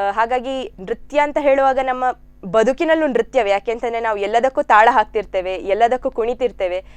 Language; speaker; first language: Kannada; non-native, local second language; Tulu